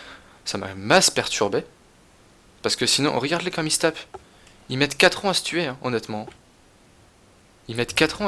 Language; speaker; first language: French; native; French